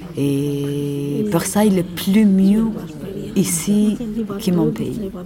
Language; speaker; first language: French; non-native, learner; Albanian